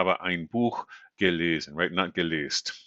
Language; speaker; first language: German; non-native, fluent; English